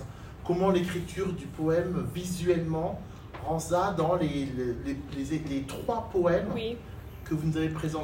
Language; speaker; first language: French; native; French